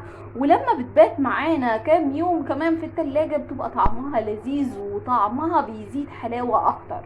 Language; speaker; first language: Arabic; native; Arabic